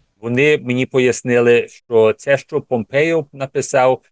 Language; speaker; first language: Ukrainian; early bilingual, heritage; English